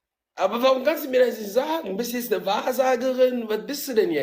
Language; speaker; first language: German; native; German